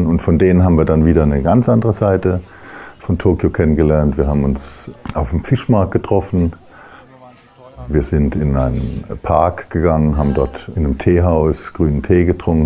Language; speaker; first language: German; native; German